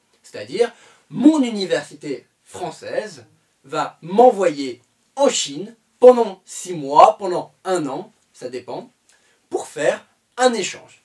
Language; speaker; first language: French; native; French